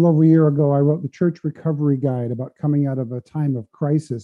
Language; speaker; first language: English; native; English